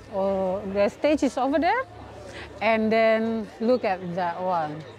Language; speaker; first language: English; non-native, learner; Indonesian